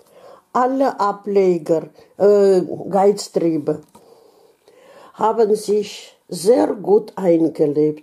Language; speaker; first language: German; non-native, fluent; Russian